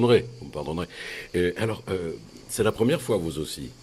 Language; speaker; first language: French; native; French